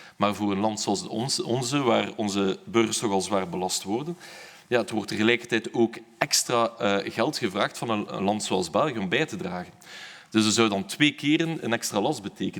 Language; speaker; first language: Dutch; native; Dutch